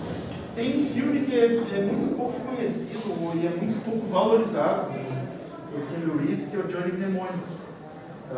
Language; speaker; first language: Portuguese; native; Portuguese